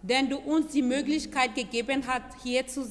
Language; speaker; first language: German; non-native, fluent; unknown